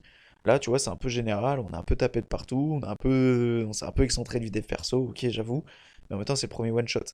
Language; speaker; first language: French; native; French